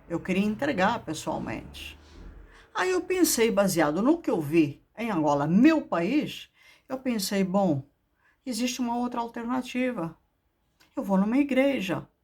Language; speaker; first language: Portuguese; native; Portuguese